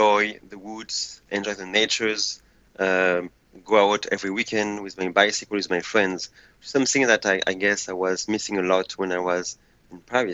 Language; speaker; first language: English; non-native, fluent; French